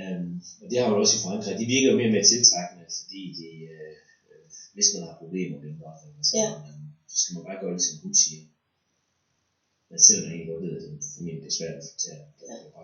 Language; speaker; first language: Danish; native; Danish